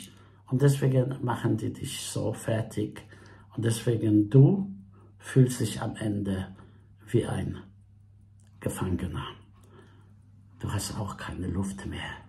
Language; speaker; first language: German; non-native, fluent; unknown